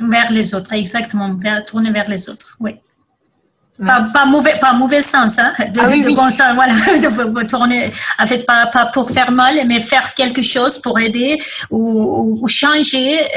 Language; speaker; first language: French; non-native, fluent; Kurdish